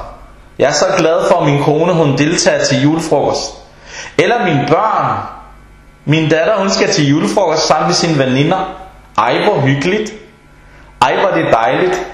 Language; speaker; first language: Danish; early bilingual, other home language; Arabic